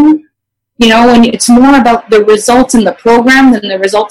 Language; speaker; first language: English; non-native, fluent; French